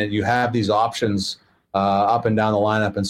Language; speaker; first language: English; native; English